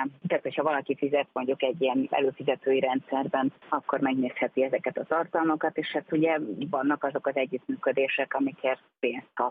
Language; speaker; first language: Hungarian; native; Hungarian